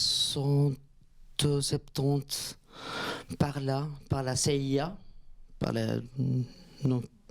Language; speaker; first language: French; non-native, fluent; Spanish